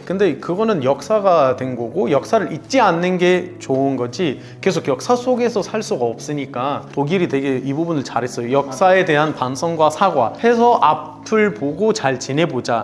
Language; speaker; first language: Korean; non-native, fluent; Arabic